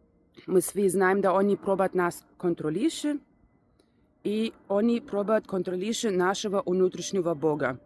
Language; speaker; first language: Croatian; non-native, learner; Russian